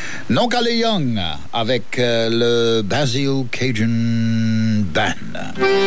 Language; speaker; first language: French; native; French